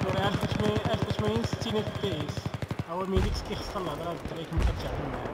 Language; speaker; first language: Arabic; native; Arabic